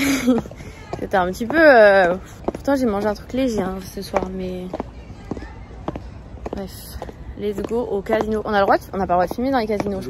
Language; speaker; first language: French; native; French